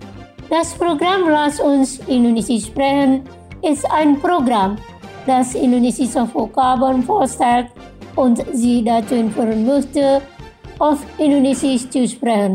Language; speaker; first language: German; non-native, fluent; Indonesian